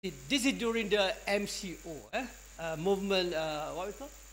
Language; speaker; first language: English; non-native, local second language; Malay